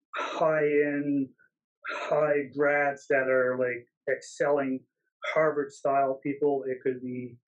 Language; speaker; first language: English; native; English